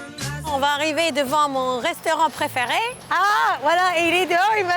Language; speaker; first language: French; non-native, fluent; English